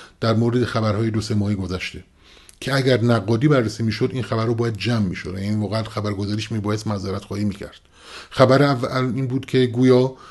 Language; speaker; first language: Persian; non-native, local second language; Kurdish